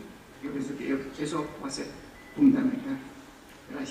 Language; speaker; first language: Spanish; non-native, fluent; Chinese